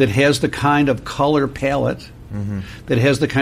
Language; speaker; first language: English; native; English